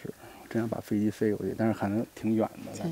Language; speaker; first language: Chinese; native; Chinese